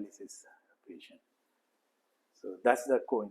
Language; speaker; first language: English; non-native, local second language; Kannada